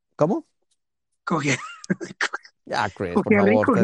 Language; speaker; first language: Spanish; early bilingual, heritage; Spanish